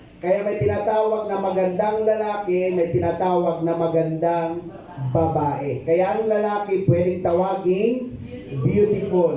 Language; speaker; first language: Filipino; non-native, local second language; Pampanga